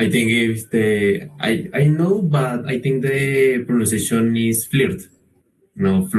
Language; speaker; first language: English; non-native, learner; Spanish